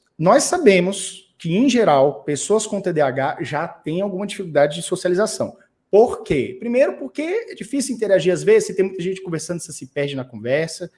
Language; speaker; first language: Portuguese; native; Portuguese